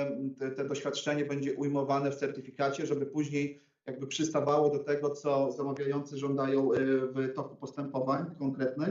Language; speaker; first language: Polish; native; Polish